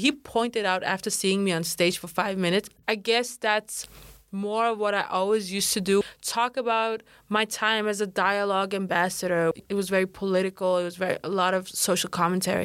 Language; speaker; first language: English; non-native, fluent; Kurdish